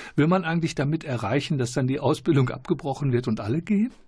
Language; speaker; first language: German; native; German